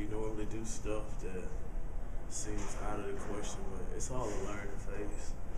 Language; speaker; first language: English; native; English